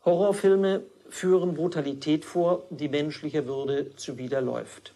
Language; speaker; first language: German; native; German